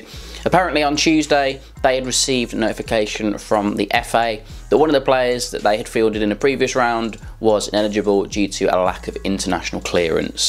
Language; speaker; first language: English; native; English